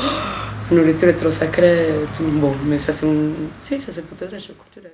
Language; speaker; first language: French; non-native, fluent; Spanish